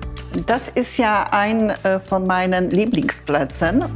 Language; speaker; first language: German; non-native, fluent; Polish